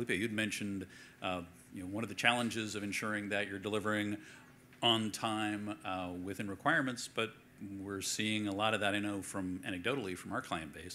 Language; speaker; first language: English; native; English